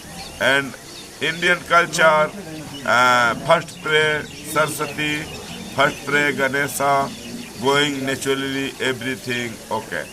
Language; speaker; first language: English; non-native, learner; Hindi